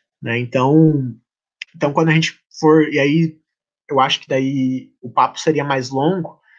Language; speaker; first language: Portuguese; native; Portuguese